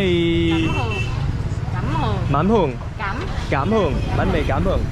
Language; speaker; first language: Vietnamese; early bilingual, heritage; English